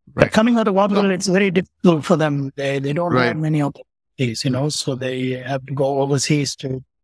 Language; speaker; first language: English; non-native, local second language; Tamil